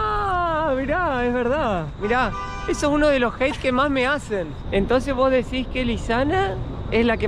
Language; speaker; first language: Spanish; native; Spanish